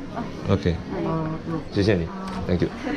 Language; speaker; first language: English; non-native, local second language; Chinese